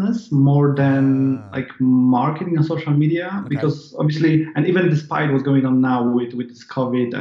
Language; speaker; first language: English; non-native, fluent; Polish